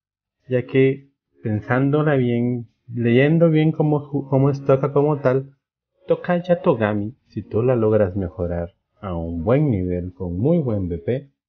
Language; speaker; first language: Spanish; native; Spanish